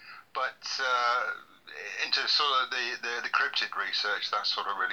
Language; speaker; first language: English; native; English